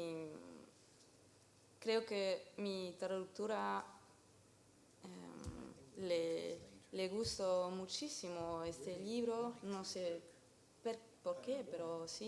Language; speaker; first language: Spanish; non-native, learner; French